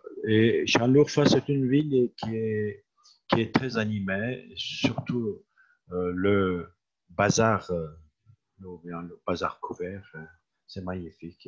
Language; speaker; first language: French; non-native, fluent; Turkish